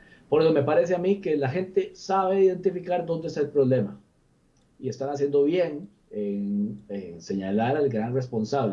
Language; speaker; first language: Spanish; native; Spanish